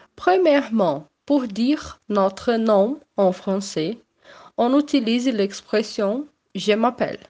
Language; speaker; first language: French; non-native, fluent; Portuguese